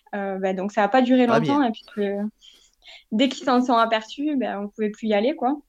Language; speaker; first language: French; native; French